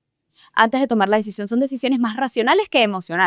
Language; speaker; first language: Spanish; native; Spanish